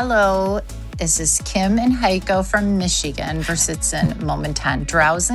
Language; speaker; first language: German; non-native, learner; English